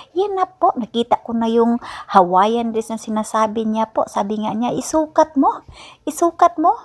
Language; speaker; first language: Filipino; non-native, local second language; Cebuano